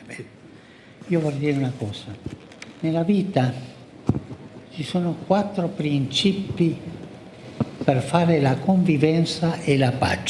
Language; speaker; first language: Italian; non-native, fluent; Spanish